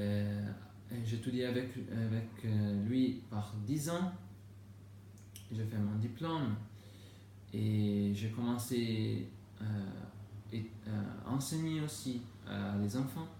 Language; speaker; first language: French; non-native, learner; Italian